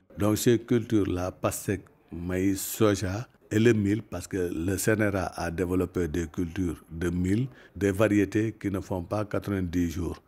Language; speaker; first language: French; non-native, local second language; Wolof